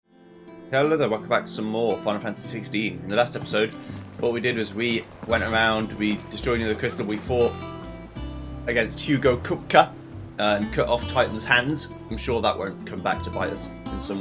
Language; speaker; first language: English; native; English